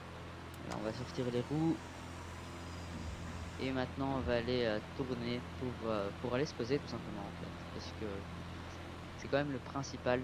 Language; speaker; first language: French; native; French